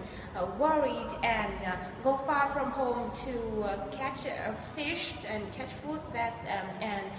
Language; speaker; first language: English; non-native, learner; Vietnamese